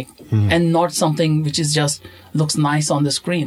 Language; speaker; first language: English; non-native, local second language; Konkani